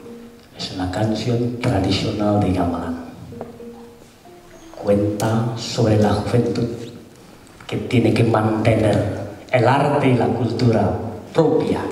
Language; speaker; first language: Spanish; non-native, fluent; Indonesian